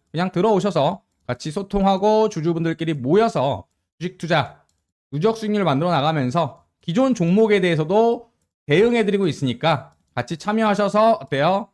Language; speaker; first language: Korean; native; Korean